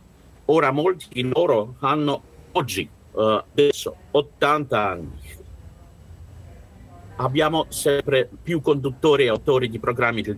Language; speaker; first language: Italian; non-native, learner; Russian